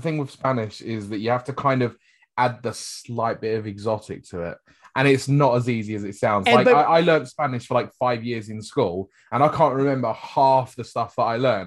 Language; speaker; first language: English; native; English